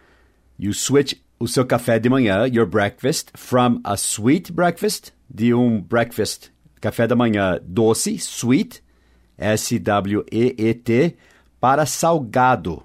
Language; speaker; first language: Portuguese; non-native, fluent; English